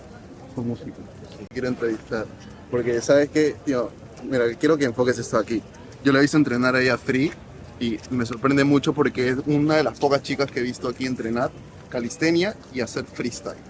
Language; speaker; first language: Spanish; native; Spanish